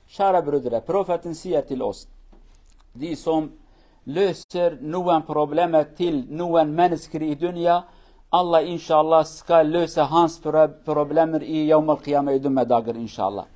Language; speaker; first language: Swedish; non-native, learner; Kurdish